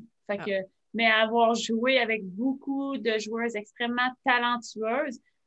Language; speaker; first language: French; native; French